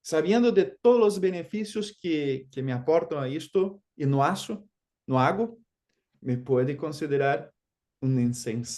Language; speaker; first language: Spanish; non-native, fluent; Portuguese